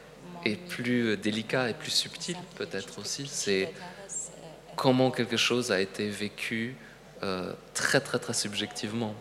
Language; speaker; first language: French; non-native, fluent; Polish